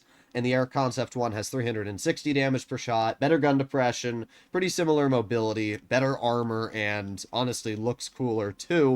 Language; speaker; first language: English; native; English